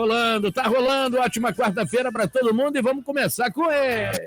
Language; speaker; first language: Portuguese; native; Portuguese